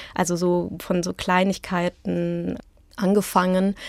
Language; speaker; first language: German; early bilingual, other home language; Russian